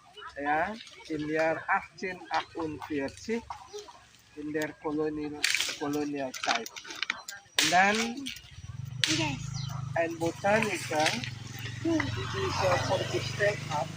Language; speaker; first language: German; non-native, learner; Indonesian